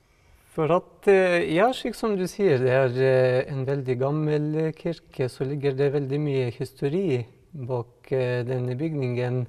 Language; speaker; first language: Norwegian; non-native, fluent; Russian